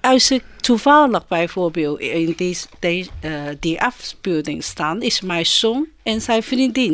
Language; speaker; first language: Dutch; non-native, learner; Chinese